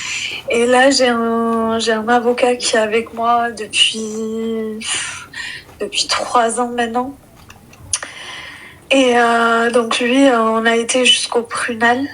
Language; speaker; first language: French; early bilingual, other home language; Arabic